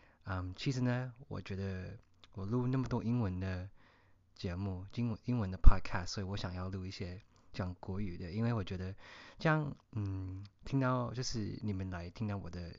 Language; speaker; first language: Chinese; early bilingual, heritage; Chinese